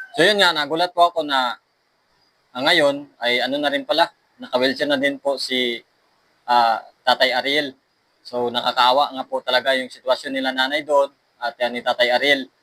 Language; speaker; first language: Filipino; non-native, local second language; Aklanon